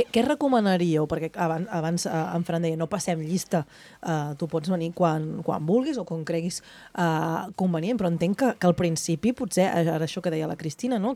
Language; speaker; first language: Catalan; native; Catalan